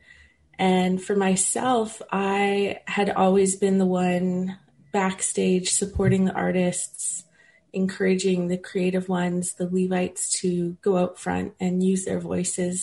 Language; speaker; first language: English; native; English